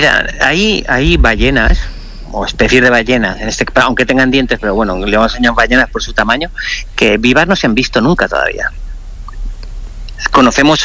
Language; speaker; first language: Spanish; non-native, local second language; Catalan